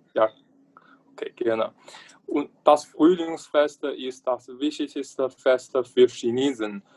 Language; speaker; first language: German; non-native, learner; Chinese